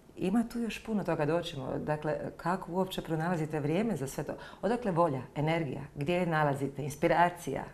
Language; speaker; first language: Croatian; native; Croatian